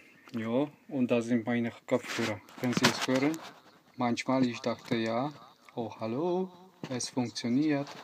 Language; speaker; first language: German; non-native, learner; Polish